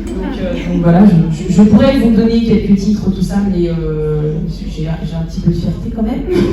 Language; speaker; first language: French; native; French